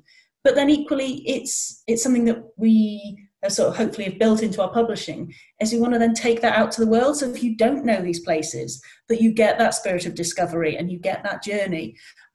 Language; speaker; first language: English; native; English